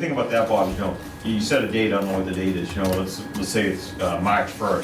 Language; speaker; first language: English; native; English